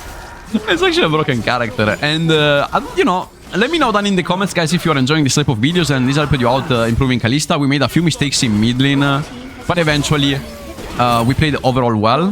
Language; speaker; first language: English; non-native, fluent; Italian